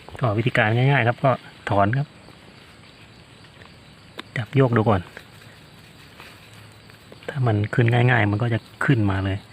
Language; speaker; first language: Thai; native; Thai